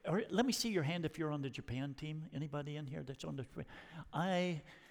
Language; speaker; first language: English; native; English